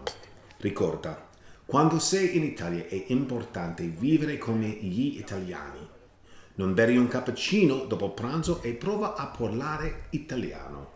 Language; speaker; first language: Italian; non-native, learner; English